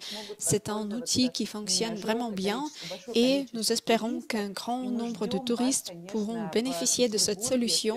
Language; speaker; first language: French; non-native, fluent; Russian